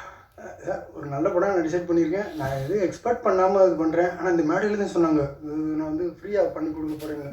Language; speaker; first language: Tamil; native; Tamil